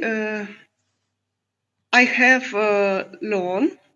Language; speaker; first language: English; non-native, learner; Russian